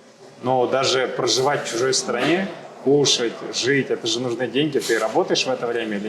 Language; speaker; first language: Russian; native; Russian